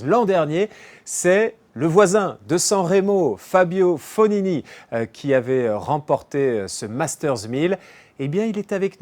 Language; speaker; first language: French; native; French